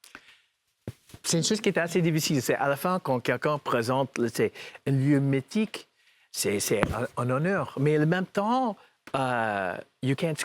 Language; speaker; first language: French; non-native, fluent; English